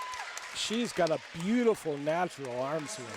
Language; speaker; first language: English; native; English